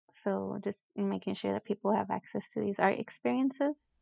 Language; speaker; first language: English; early bilingual, other home language; Spanish